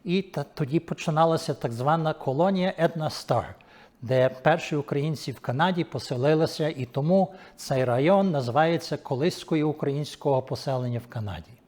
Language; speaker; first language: Ukrainian; early bilingual, heritage; Ukrainian